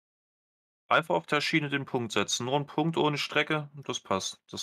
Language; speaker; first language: German; native; German